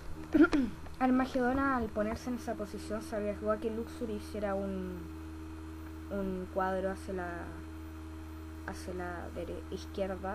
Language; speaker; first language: Spanish; native; Spanish